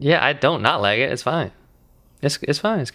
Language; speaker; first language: English; native; English